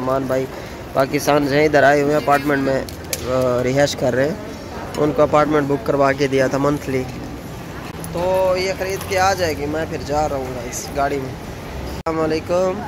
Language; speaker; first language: Urdu; non-native, local second language; Saraiki